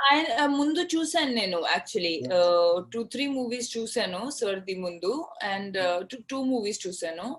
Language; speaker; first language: Telugu; non-native, learner; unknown